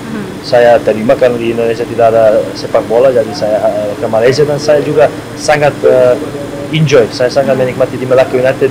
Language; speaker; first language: Indonesian; non-native, fluent; Serbian